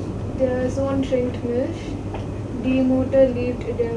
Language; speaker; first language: German; non-native, learner; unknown